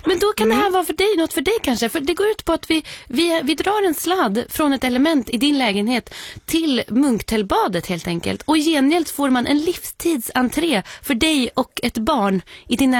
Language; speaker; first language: Swedish; native; Swedish